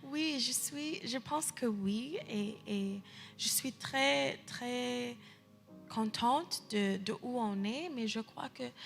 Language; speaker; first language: French; early bilingual, heritage; English